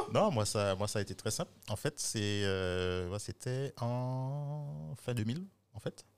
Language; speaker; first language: French; native; French